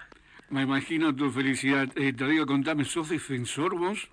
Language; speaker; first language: Spanish; native; Spanish